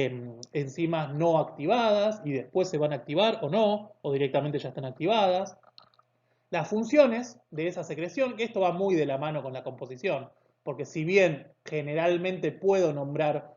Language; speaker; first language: Spanish; native; Spanish